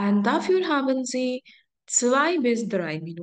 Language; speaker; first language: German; non-native, fluent; Hindi